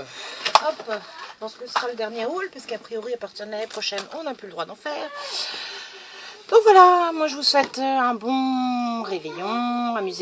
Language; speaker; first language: French; native; French